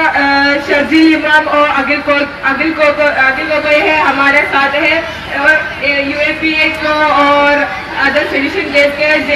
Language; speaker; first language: Hindi; non-native, local second language; Malayalam